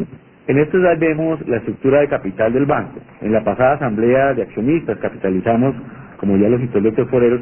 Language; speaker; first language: Spanish; native; Spanish